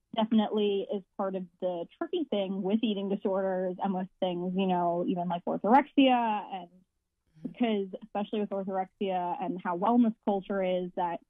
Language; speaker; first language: English; native; English